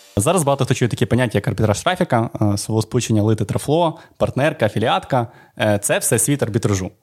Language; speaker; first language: Ukrainian; native; Ukrainian